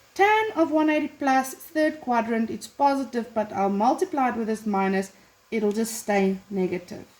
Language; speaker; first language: English; non-native, local second language; Afrikaans